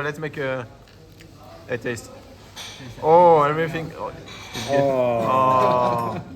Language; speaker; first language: English; non-native, learner; French